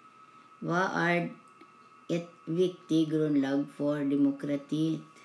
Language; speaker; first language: Norwegian; non-native, learner; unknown